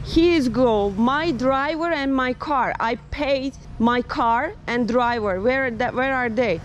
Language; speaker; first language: English; non-native, learner; Turkish